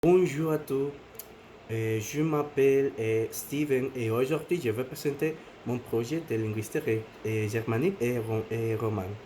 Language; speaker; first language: French; non-native, learner; Spanish